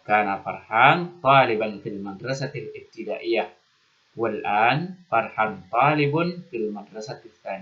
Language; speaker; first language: Arabic; non-native, fluent; Indonesian